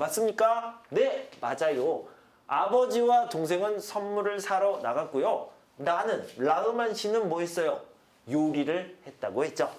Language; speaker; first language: Korean; native; Korean